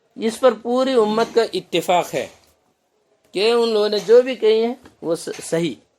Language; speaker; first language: Urdu; non-native, local second language; Manipuri